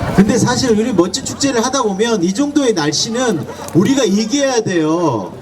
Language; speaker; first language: Korean; native; Korean